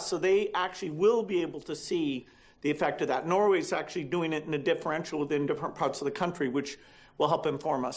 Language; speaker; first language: English; native; English